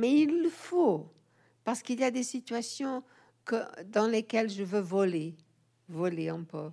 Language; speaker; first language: French; non-native, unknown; Portuguese